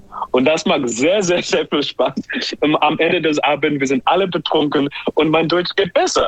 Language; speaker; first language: German; non-native, learner; English